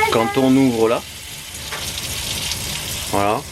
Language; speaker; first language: French; native; French